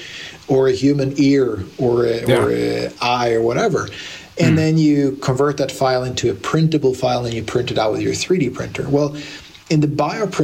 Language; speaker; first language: English; native; English